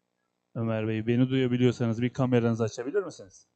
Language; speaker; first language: Turkish; native; Turkish